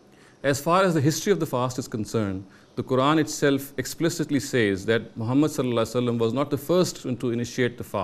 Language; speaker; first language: English; non-native, local second language; Urdu